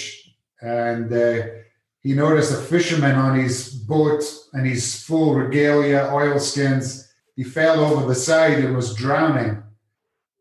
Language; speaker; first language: English; native; English